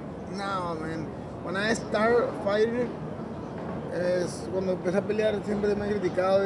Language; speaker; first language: Spanish; native; Spanish